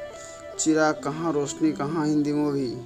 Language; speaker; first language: Hindi; non-native, local second language; Odia